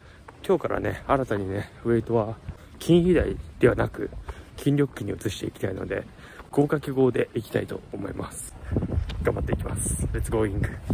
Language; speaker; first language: Japanese; native; Japanese